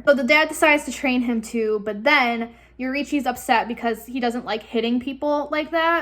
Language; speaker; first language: English; native; English